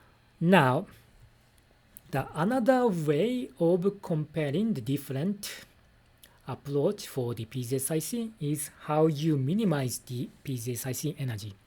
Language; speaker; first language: English; non-native, fluent; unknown